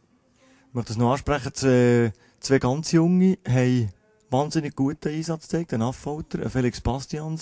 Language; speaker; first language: German; non-native, learner; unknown